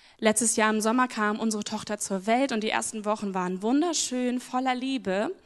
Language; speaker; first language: German; native; German